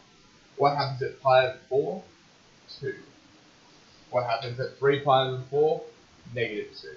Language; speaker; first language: English; native; English